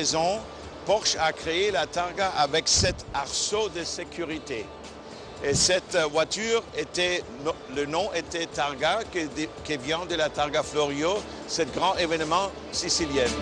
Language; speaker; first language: French; non-native, fluent; German